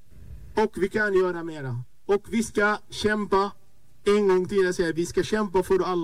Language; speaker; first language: Swedish; non-native, fluent; Arabic